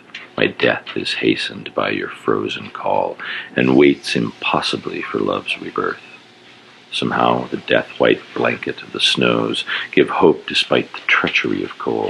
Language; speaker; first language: English; native; English